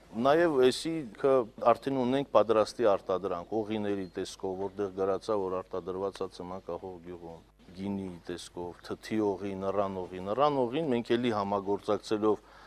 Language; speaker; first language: Armenian; native; Armenian